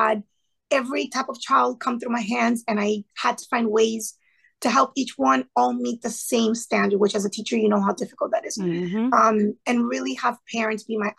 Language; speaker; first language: English; early bilingual, other home language; Spanish